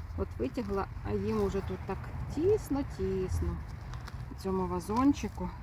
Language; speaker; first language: Ukrainian; non-native, local second language; Russian